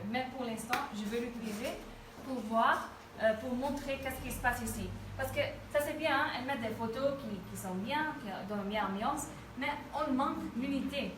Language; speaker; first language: French; non-native, fluent; Dutch